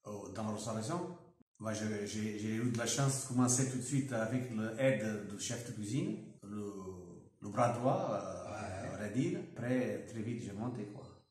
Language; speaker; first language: French; non-native, fluent; Portuguese